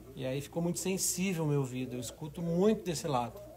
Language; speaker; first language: Portuguese; native; Portuguese